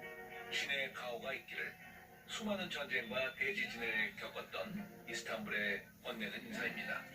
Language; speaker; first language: Korean; native; Korean